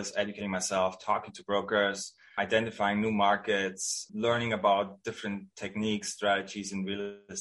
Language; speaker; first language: English; non-native, fluent; German